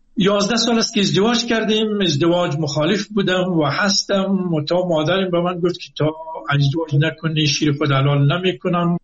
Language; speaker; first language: Persian; native; Persian